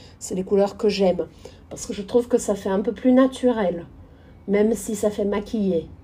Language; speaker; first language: French; non-native, fluent; Portuguese